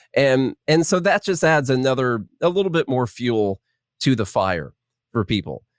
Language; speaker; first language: English; native; English